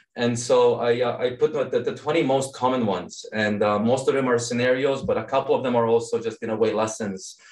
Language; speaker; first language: English; early bilingual, other home language; Serbian